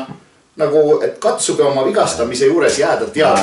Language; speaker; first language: Estonian; native; Estonian